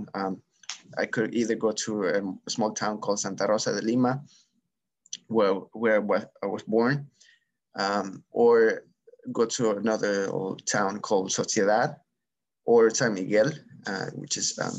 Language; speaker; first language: English; non-native, fluent; Spanish